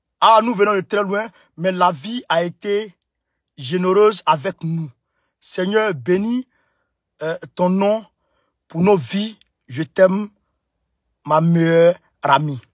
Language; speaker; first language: French; non-native, local second language; Bambara